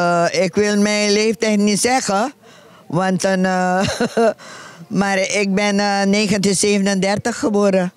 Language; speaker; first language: Dutch; non-native, fluent; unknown